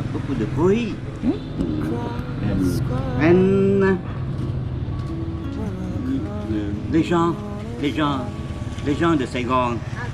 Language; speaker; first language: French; non-native, learner; Vietnamese